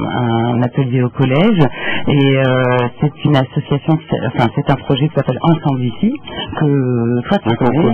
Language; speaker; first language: French; native; French